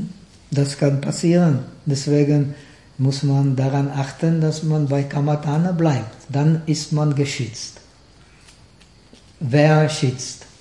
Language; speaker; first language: German; non-native, fluent; Czech